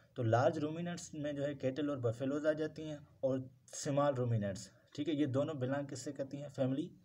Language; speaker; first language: Urdu; non-native, local second language; Sindhi